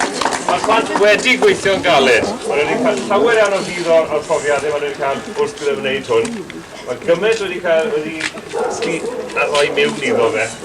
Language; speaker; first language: Welsh; native; Welsh